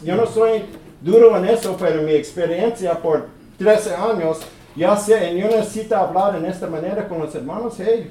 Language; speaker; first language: Spanish; early bilingual, heritage; English